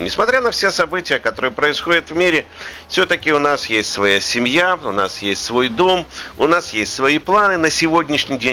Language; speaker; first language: Russian; native; Russian